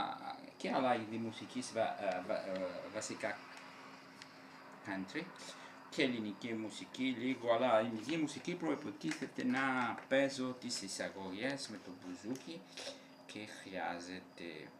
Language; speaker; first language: Greek; non-native, fluent; Italian